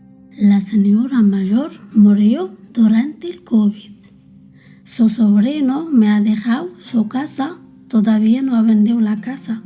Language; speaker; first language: Spanish; early bilingual, other home language; Arabic